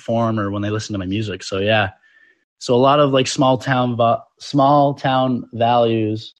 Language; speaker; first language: English; native; English